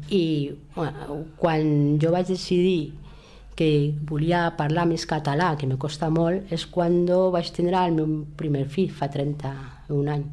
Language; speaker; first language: Catalan; non-native, local second language; Spanish